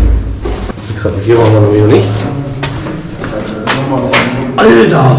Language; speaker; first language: German; native; German